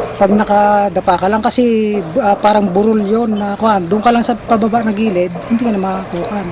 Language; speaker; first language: Filipino; non-native, local second language; Iloko